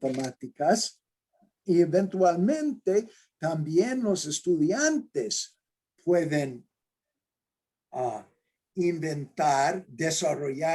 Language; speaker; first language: Spanish; non-native, fluent; English